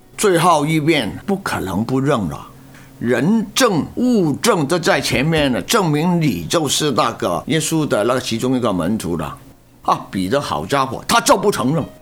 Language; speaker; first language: Chinese; non-native, local second language; Cantonese